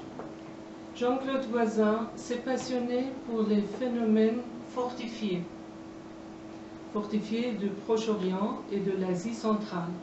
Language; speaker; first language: French; non-native, fluent; Persian